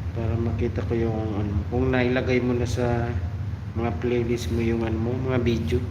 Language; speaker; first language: Filipino; non-native, local second language; Bikol